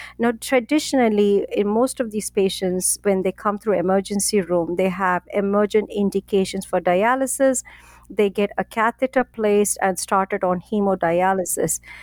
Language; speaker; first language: English; non-native, local second language; Tamil